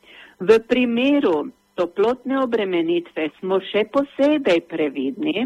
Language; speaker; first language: Slovenian; native; Slovenian